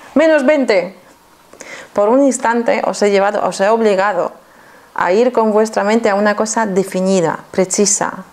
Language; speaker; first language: Spanish; non-native, fluent; Polish